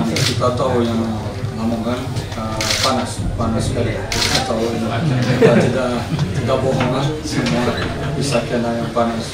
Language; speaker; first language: Indonesian; non-native, learner; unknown